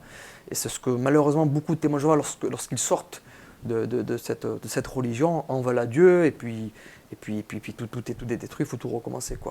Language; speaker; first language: French; native; French